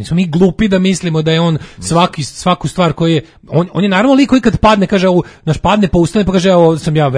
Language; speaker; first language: Serbian; native; Serbian